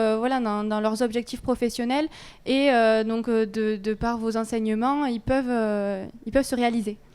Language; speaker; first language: French; native; French